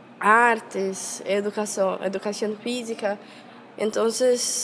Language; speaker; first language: Spanish; non-native, fluent; Portuguese